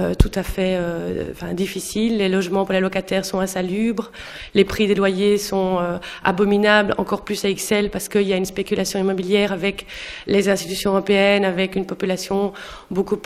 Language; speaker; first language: French; native; French